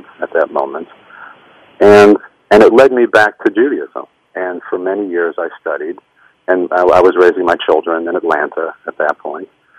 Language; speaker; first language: English; native; English